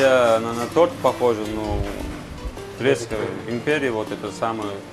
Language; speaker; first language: Russian; non-native, learner; Turkish